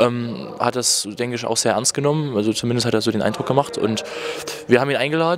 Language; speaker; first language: German; native; German